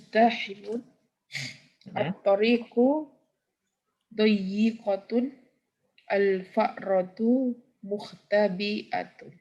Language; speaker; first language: Arabic; non-native, learner; Indonesian